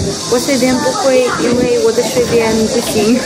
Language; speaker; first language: Chinese; non-native, learner; Ukrainian